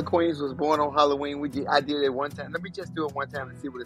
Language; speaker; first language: English; native; English